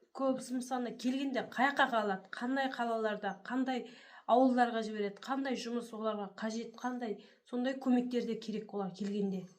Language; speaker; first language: Kazakh; early bilingual, heritage; Kazakh